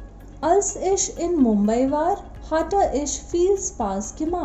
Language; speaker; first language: German; non-native, fluent; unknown